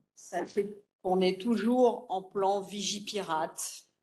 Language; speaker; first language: French; native; French